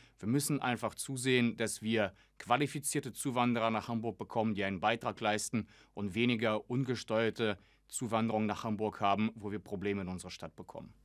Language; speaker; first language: German; early bilingual, other home language; Russian